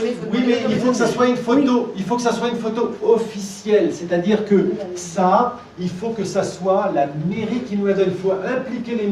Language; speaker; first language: French; native; French